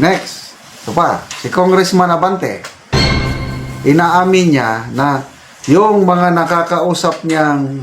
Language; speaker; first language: Filipino; native; Filipino